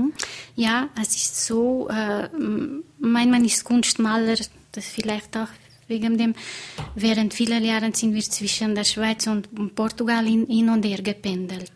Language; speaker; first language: German; non-native, fluent; Portuguese